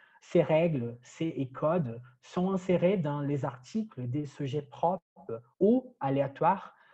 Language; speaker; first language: French; non-native, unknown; Portuguese